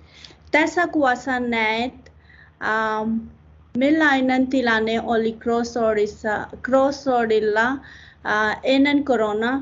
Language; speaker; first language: Finnish; non-native, learner; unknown